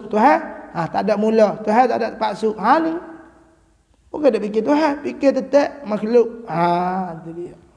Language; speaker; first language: Malay; native; Malay